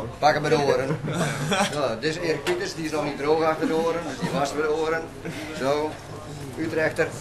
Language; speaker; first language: Dutch; non-native, local second language; Western Frisian